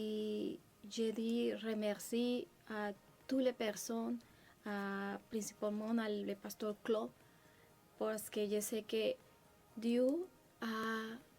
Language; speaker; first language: French; non-native, learner; Spanish